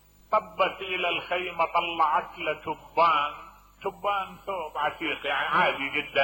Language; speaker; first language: Arabic; native; Arabic